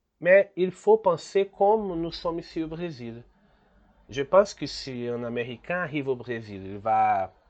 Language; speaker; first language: French; non-native, fluent; Portuguese